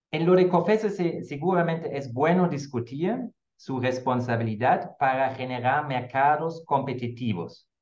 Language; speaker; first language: Spanish; non-native, fluent; German